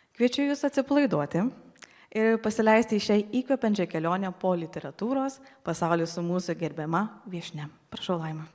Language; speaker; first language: Lithuanian; native; Lithuanian